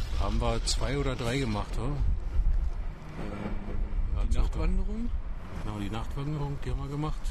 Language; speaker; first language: German; native; German